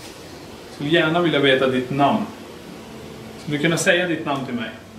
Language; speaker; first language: Swedish; native; Swedish